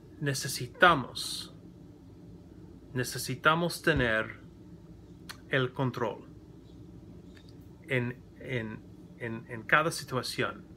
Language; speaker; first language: Spanish; non-native, learner; English